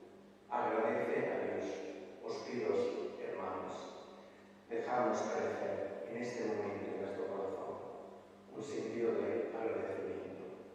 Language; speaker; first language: Spanish; non-native, fluent; Italian